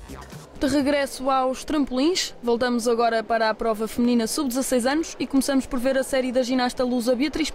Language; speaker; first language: Portuguese; native; Portuguese